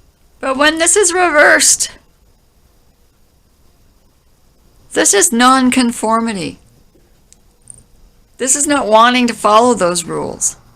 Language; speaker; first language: English; native; English